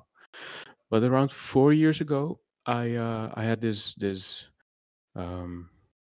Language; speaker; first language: English; non-native, fluent; Papiamento